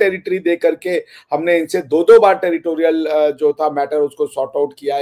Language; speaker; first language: Hindi; native; Hindi